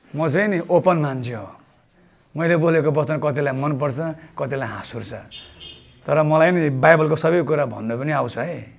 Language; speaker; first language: Nepali; non-native, local second language; Eastern Tamang